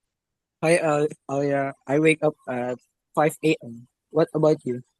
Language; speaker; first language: English; non-native, learner; Indonesian